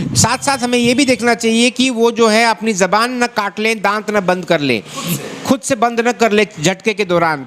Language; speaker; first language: Hindi; native; Hindi